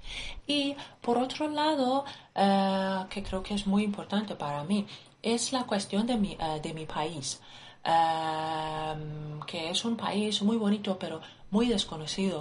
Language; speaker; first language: Spanish; non-native, fluent; Persian